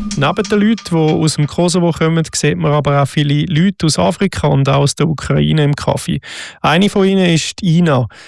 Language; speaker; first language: German; native; German